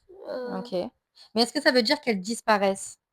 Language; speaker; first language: French; native; French